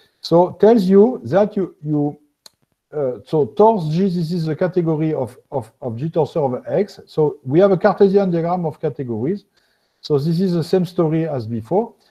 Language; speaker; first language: English; non-native, fluent; French